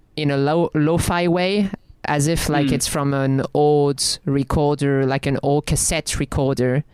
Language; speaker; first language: English; non-native, fluent; French